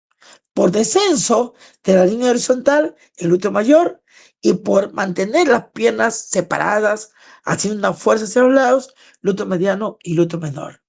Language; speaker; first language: Spanish; native; Spanish